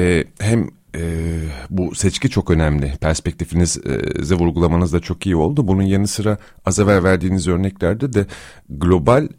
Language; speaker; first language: Turkish; native; Turkish